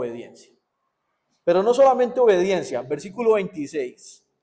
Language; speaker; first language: Spanish; native; Spanish